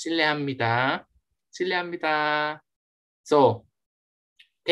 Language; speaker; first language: Korean; non-native, fluent; Filipino